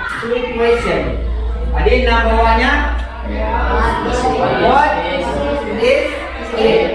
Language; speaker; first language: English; non-native, learner; Indonesian